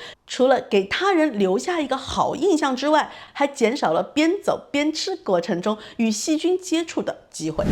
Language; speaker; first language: Chinese; native; Chinese